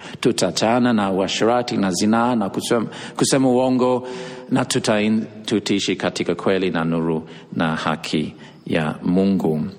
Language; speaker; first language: Swahili; non-native, fluent; English